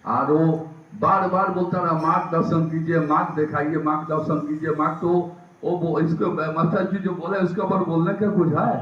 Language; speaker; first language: Hindi; non-native, local second language; Bangla